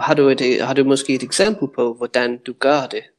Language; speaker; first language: Danish; non-native, fluent; English